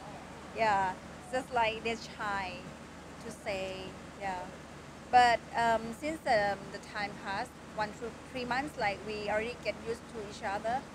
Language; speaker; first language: English; non-native, fluent; Thai